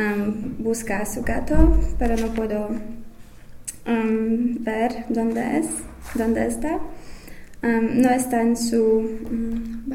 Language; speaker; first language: Spanish; non-native, learner; English